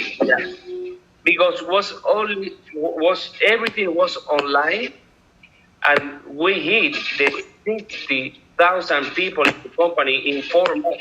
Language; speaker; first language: English; non-native, learner; Spanish